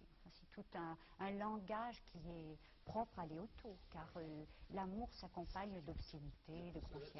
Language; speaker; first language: French; native; French